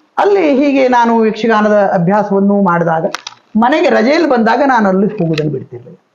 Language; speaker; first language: Kannada; native; Kannada